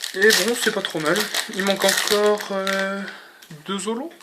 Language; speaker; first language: French; native; French